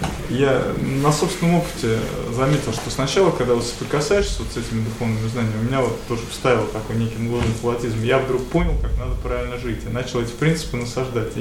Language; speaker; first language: Russian; native; Russian